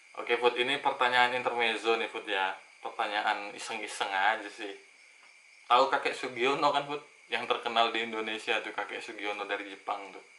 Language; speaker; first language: Indonesian; native; Indonesian